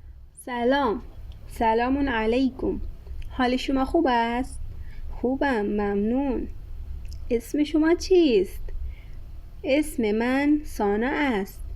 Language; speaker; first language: Persian; non-native, fluent; Urdu